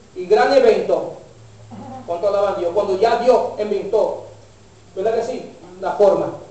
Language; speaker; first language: Spanish; early bilingual, heritage; Spanish